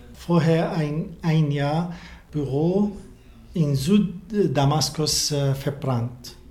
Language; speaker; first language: German; non-native, learner; Arabic